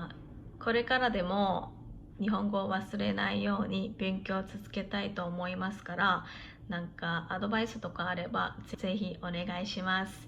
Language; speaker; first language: Japanese; non-native, fluent; Korean